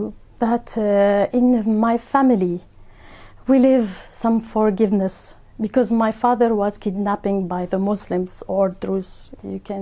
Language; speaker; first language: English; non-native, fluent; Arabic